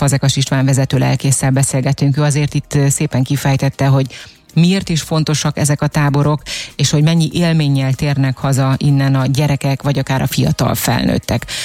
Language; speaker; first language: Hungarian; native; Hungarian